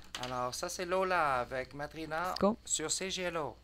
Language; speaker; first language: French; non-native, learner; English